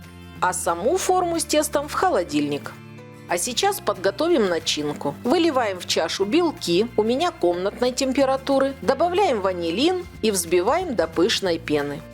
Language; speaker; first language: Russian; native; Russian